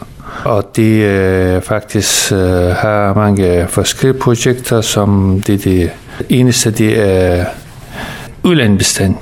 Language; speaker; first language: Danish; early bilingual, other home language; Persian